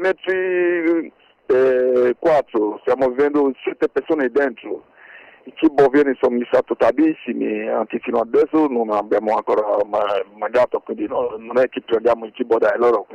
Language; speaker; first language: Italian; non-native, fluent; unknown